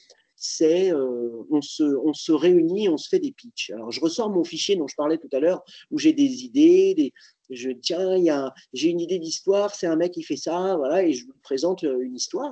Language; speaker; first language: French; native; French